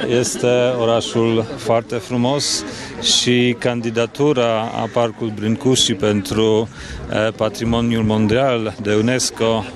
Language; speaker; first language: Romanian; non-native, learner; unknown